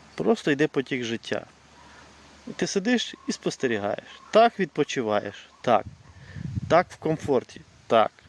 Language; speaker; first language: Ukrainian; non-native, local second language; Russian